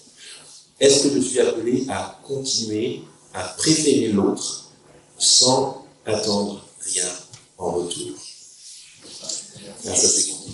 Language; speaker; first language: French; native; French